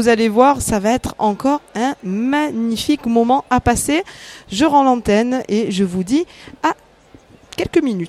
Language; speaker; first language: French; native; French